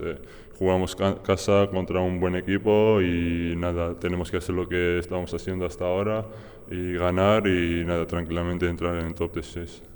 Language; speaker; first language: Spanish; non-native, fluent; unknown